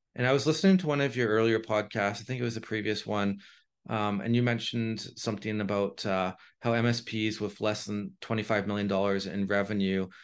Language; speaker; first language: English; native; English